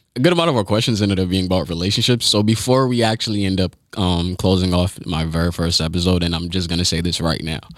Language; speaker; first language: English; early bilingual, other home language; Haitian Creole